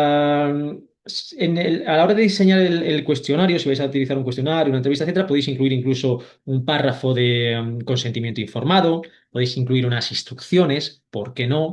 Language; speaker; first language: Spanish; native; Spanish